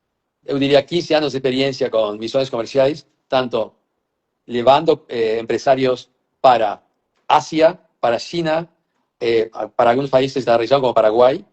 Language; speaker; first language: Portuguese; non-native, fluent; Spanish